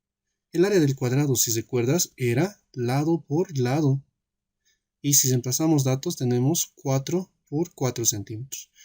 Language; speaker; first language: Spanish; native; Spanish